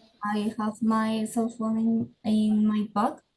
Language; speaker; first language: English; non-native, learner; Spanish